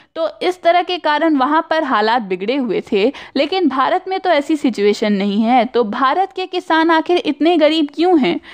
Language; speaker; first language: Hindi; native; Hindi